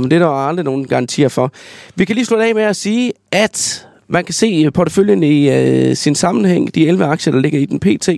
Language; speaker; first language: Danish; native; Danish